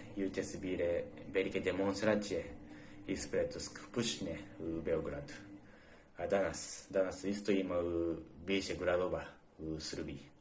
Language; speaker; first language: Serbian; non-native, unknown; Japanese